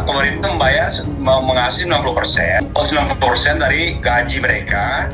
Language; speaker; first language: Indonesian; non-native, local second language; Minangkabau